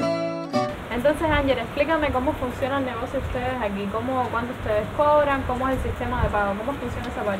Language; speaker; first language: Spanish; native; Spanish